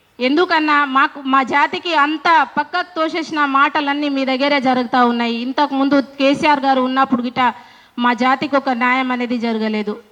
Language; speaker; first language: Telugu; non-native, local second language; Lambadi